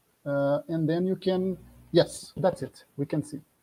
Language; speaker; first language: English; non-native, fluent; Portuguese